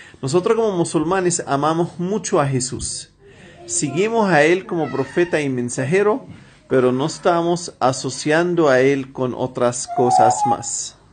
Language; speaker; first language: Spanish; non-native, fluent; Arabic